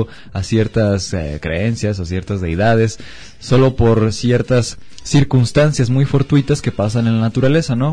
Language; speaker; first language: Spanish; native; Spanish